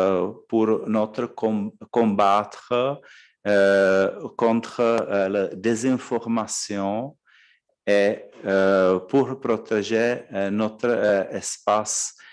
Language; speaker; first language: French; non-native, fluent; Czech